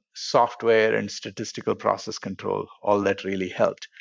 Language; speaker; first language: English; non-native, local second language; Telugu